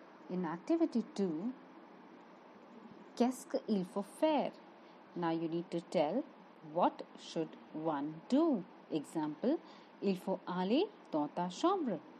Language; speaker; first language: English; non-native, local second language; Hindi